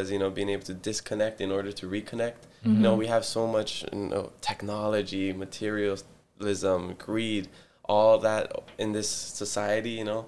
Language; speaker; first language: English; early bilingual, other home language; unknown